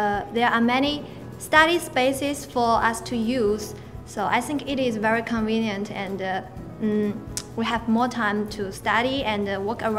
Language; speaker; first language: English; non-native, learner; Chinese